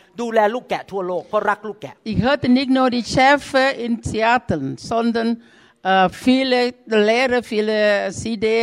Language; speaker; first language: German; non-native, learner; Thai